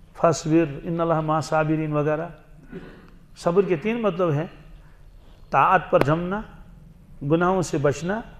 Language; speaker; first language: Urdu; non-native, local second language; Kashmiri